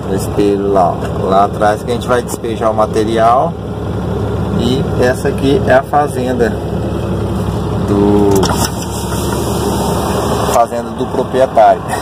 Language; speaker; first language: Portuguese; native; Portuguese